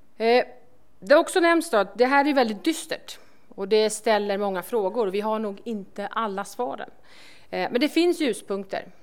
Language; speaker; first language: Swedish; native; Swedish